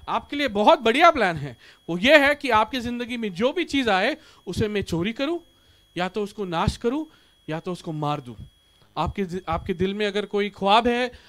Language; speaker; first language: Hindi; non-native, local second language; Marathi